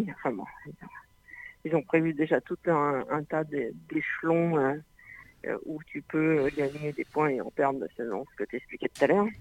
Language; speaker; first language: French; native; French